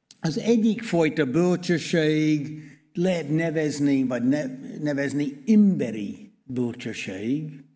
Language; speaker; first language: Hungarian; non-native, learner; English